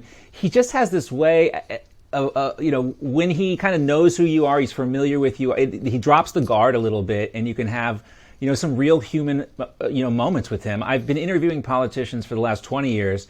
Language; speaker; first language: English; native; English